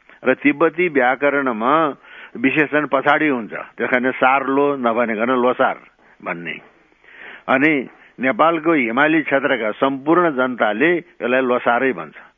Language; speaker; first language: Nepali; non-native, local second language; Gurung